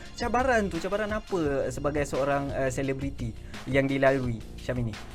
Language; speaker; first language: Malay; native; Malay